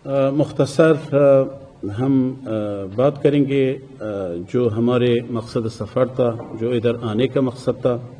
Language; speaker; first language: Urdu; non-native, fluent; Persian